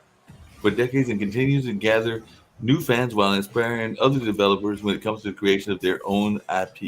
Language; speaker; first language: English; native; English